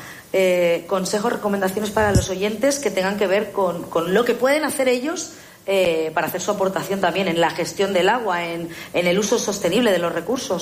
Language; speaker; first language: Spanish; native; Spanish